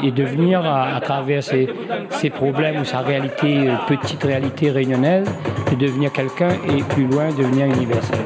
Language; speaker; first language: French; non-native, local second language; Réunion Creole French